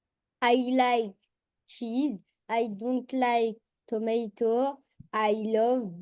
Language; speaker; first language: English; non-native, learner; French